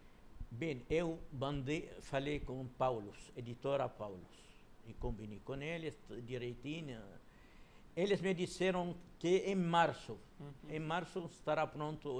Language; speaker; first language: Portuguese; non-native, fluent; Arabic